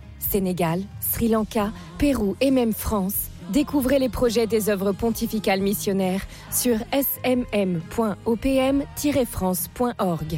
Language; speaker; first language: French; native; French